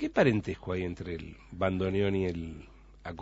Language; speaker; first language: Spanish; native; Spanish